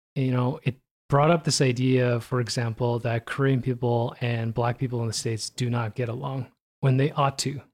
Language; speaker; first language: English; early bilingual, other home language; Korean